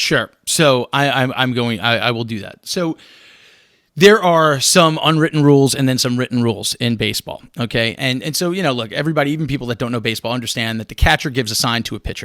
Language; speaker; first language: English; native; English